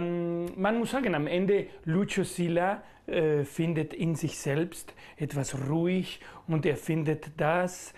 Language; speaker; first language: German; non-native, learner; Spanish